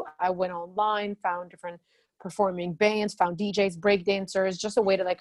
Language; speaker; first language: English; non-native, fluent; Albanian